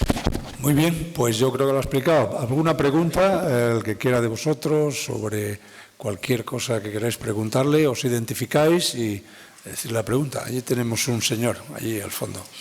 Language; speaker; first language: Spanish; native; Spanish